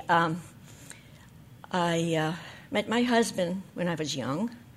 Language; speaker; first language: English; non-native, fluent; Hungarian